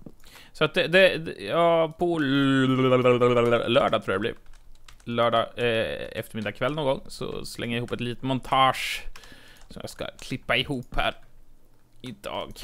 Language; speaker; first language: Swedish; native; Swedish